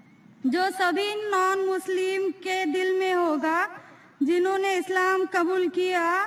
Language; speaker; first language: Hindi; non-native, local second language; Marathi